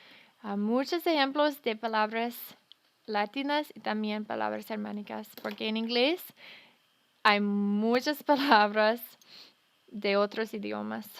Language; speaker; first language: Spanish; non-native, fluent; English